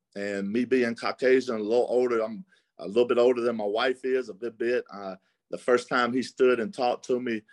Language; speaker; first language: English; native; English